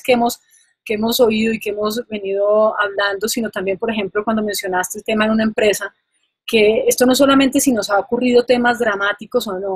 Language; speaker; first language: Spanish; native; Spanish